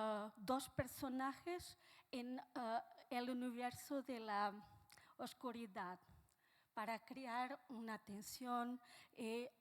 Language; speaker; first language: Spanish; non-native, fluent; Portuguese